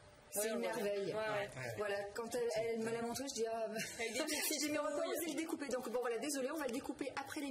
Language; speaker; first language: French; native; French